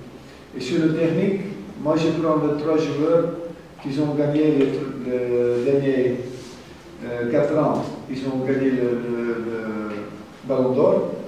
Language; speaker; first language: French; non-native, fluent; German